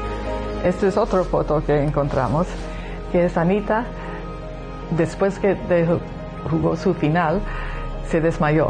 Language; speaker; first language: Spanish; non-native, fluent; English